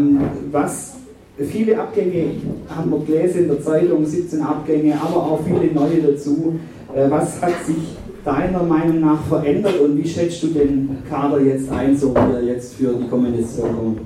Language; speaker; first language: German; native; German